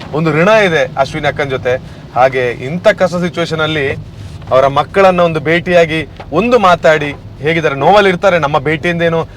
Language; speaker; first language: Kannada; native; Kannada